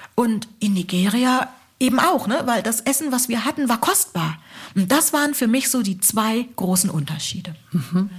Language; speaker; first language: German; early bilingual, other home language; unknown